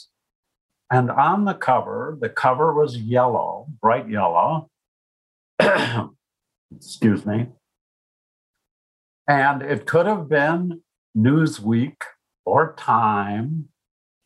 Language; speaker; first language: English; native; English